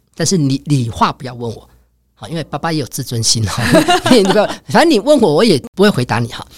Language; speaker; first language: Chinese; native; Chinese